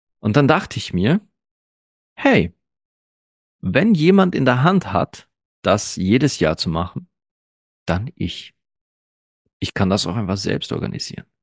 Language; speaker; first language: German; early bilingual, other home language; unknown